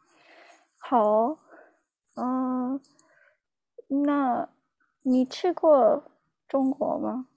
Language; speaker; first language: Chinese; non-native, learner; English